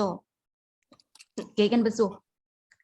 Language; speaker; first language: German; non-native, fluent; Indonesian